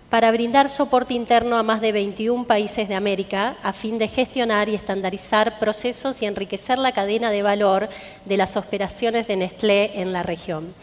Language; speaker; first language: Spanish; native; Spanish